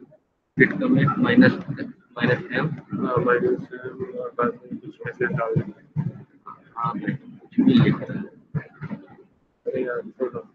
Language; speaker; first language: Hindi; native; Hindi